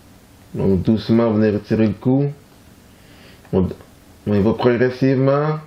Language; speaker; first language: French; native; French